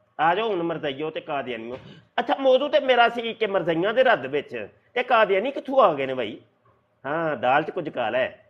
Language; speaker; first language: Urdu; non-native, local second language; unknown